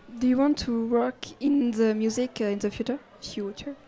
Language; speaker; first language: English; non-native, learner; French